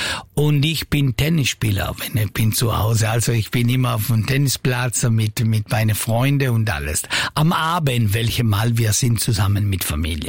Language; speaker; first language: German; non-native, fluent; Italian